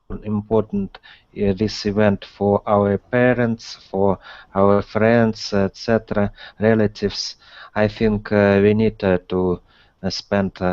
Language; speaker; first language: English; non-native, learner; Russian